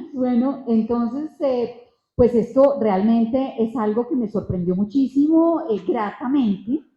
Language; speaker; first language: Spanish; native; Spanish